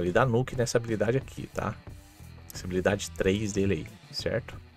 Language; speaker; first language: Portuguese; native; Portuguese